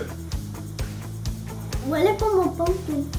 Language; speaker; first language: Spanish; early bilingual, heritage; English